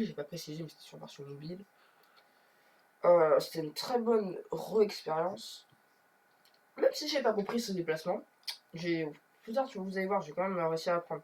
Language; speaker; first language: French; native; French